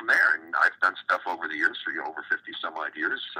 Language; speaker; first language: English; native; English